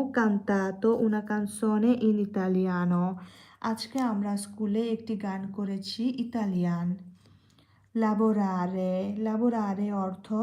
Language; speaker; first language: Bangla; native; Bangla